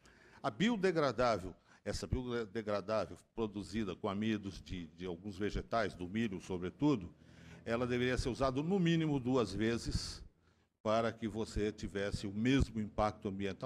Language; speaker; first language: Portuguese; native; Portuguese